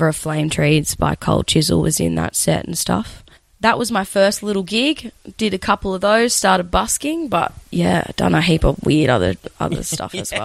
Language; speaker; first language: English; native; English